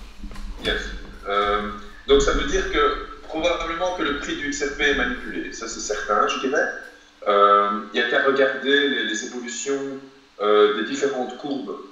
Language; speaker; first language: French; native; French